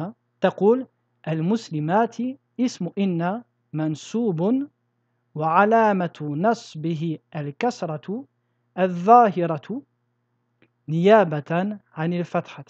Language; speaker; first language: Arabic; non-native, fluent; French